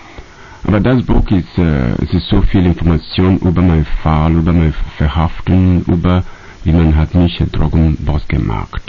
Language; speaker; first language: German; non-native, learner; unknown